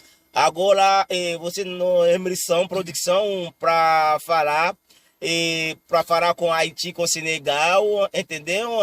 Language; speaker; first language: Portuguese; non-native, learner; Haitian Creole